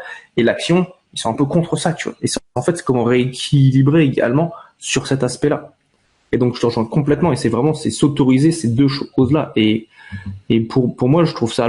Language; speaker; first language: French; native; French